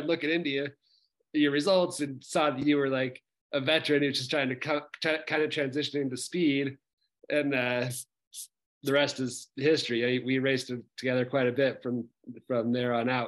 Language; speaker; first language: English; native; English